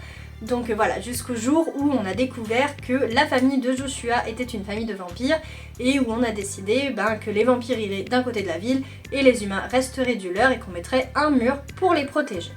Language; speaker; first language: French; native; French